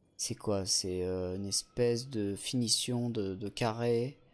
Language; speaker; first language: French; native; French